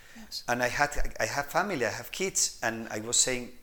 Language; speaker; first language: English; non-native, fluent; Spanish